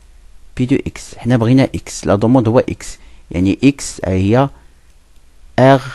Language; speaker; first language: Arabic; native; Arabic